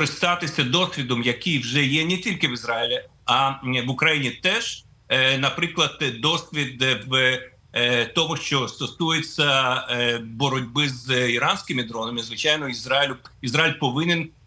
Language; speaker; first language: Ukrainian; non-native, fluent; Russian